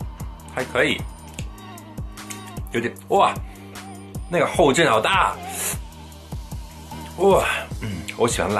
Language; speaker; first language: Chinese; non-native, fluent; English